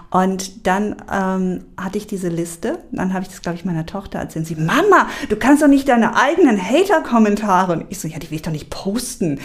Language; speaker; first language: German; native; German